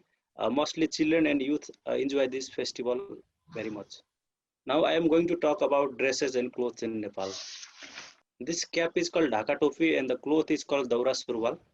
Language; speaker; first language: English; non-native, fluent; Nepali